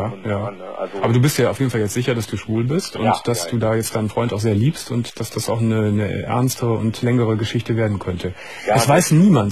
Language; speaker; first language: German; native; German